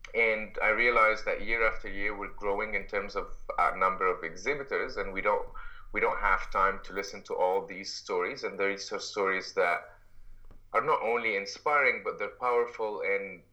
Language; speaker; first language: English; non-native, fluent; Arabic